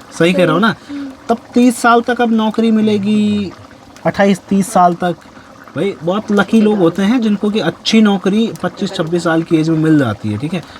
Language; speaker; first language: Hindi; native; Hindi